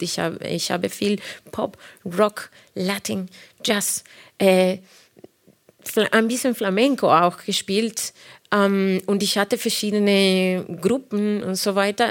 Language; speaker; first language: German; non-native, fluent; Spanish